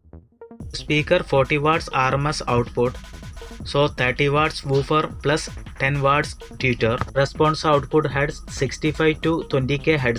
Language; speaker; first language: English; non-native, local second language; Malayalam